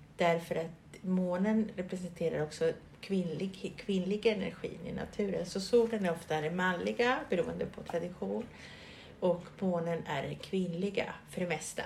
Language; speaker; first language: Swedish; early bilingual, other home language; Spanish